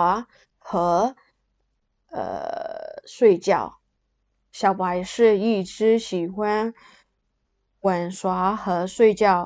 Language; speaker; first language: Chinese; non-native, fluent; Burmese